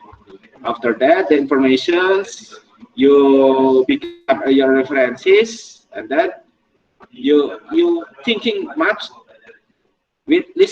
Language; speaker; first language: English; non-native, learner; Indonesian